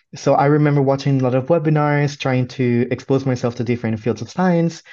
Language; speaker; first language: English; non-native, fluent; Spanish